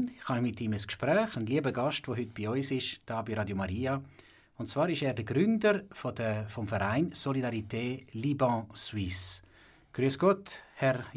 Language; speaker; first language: German; native; German